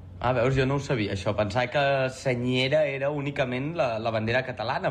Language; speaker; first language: Catalan; native; Catalan